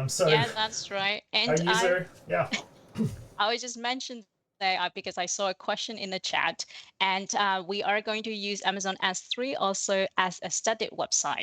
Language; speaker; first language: English; non-native, fluent; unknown